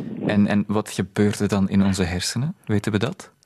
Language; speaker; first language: Dutch; native; Dutch